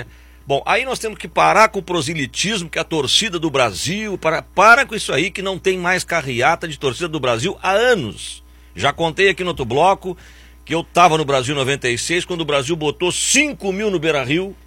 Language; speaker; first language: Portuguese; native; Portuguese